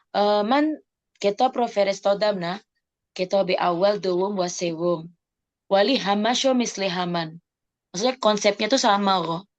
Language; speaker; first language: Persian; non-native, fluent; Indonesian